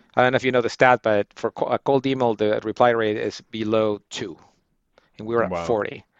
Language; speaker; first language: English; non-native, fluent; Spanish